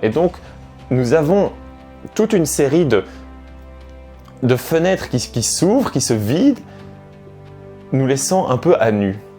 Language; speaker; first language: French; native; French